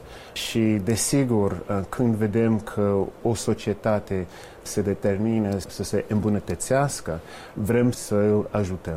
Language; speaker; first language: Romanian; non-native, fluent; English